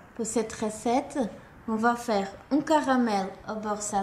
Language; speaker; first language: French; non-native, fluent; Portuguese